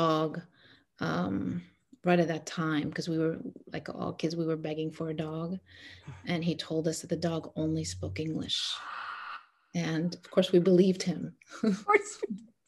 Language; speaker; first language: English; non-native, fluent; Arabic